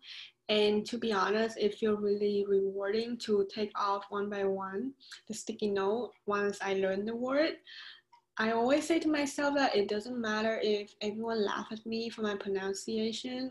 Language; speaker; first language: English; non-native, fluent; Vietnamese